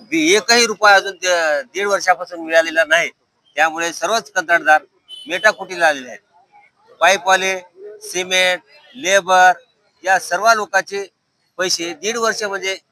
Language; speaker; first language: Marathi; native; Marathi